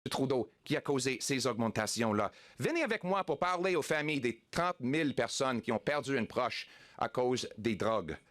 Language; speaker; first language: French; non-native, local second language; English